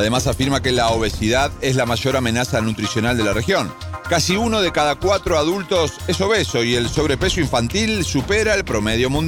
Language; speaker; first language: Spanish; native; Spanish